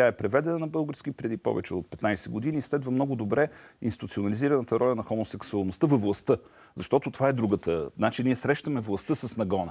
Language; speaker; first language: Bulgarian; native; Bulgarian